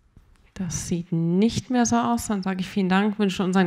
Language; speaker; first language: German; native; German